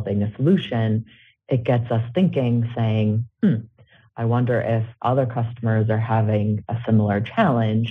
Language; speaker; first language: English; native; English